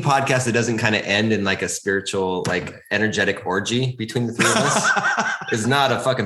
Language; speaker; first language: English; native; English